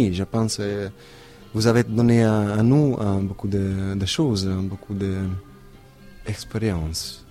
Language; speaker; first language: French; non-native, learner; Italian